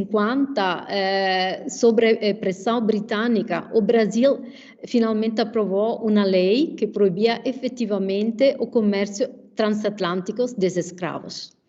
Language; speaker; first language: Portuguese; non-native, fluent; Italian